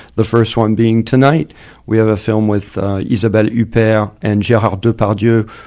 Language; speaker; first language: English; native; English